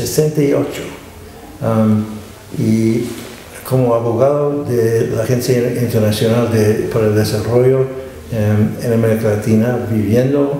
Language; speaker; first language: Spanish; non-native, fluent; English